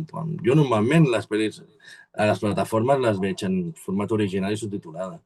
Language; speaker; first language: Catalan; native; Catalan